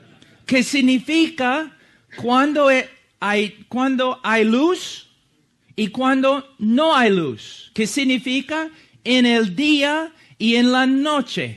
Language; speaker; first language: Spanish; non-native, fluent; English